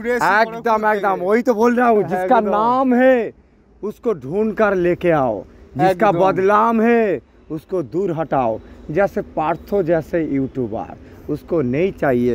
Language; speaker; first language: Hindi; non-native, local second language; Bangla